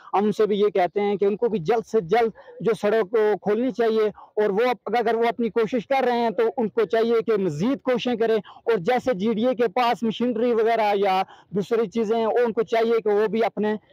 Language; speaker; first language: Urdu; native; Urdu